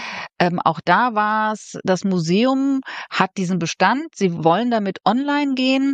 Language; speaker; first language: German; native; German